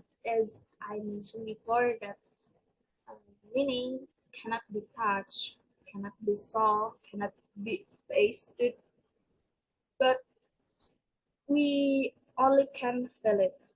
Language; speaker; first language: English; non-native, learner; Indonesian